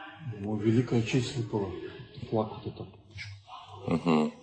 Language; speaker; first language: Russian; native; Russian